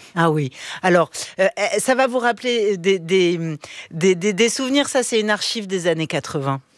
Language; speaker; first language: French; native; French